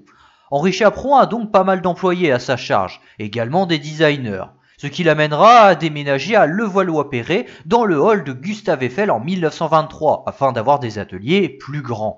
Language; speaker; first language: French; native; French